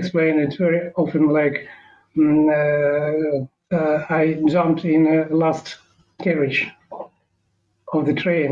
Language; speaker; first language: English; non-native, learner; Ukrainian